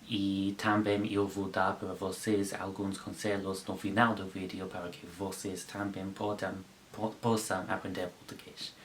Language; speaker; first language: Portuguese; non-native, learner; English